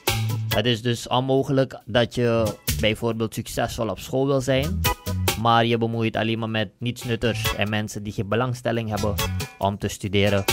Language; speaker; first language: Dutch; native; Dutch